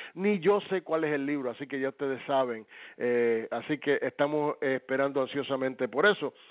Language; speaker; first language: Spanish; early bilingual, heritage; Spanish